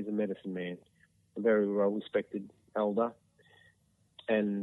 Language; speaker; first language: English; native; English